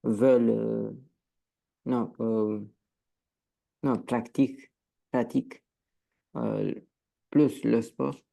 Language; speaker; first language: French; non-native, learner; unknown